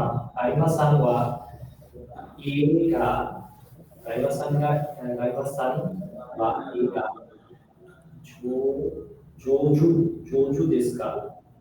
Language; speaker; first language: Japanese; non-native, learner; Bangla